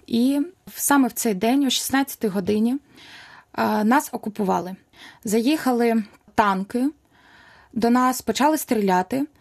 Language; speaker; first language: Ukrainian; non-native, local second language; Russian